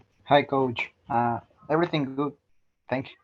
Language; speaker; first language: English; non-native, learner; Spanish